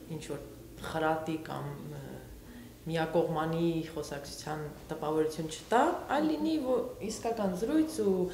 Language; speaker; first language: Armenian; early bilingual, heritage; Armenian